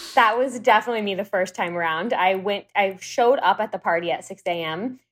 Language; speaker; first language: English; native; English